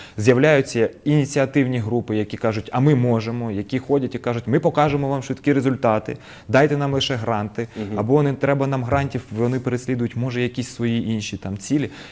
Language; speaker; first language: Ukrainian; non-native, local second language; Russian